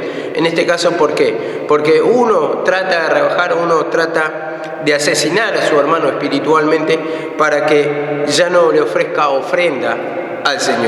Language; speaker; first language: Spanish; native; Spanish